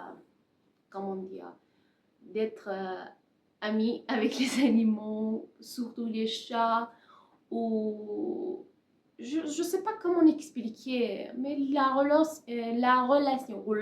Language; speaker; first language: French; non-native, learner; Persian